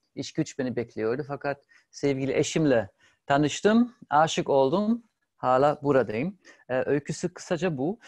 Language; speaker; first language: Turkish; non-native, fluent; German